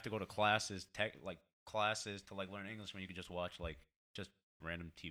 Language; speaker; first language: English; early bilingual, other home language; Portuguese